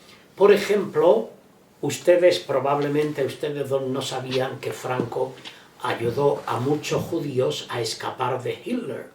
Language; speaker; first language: Spanish; native; Spanish